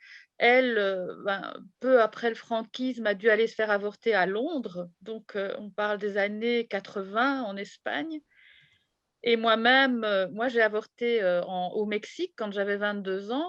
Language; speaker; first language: French; non-native, fluent; Spanish